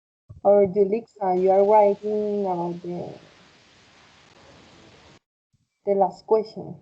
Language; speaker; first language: English; non-native, fluent; Spanish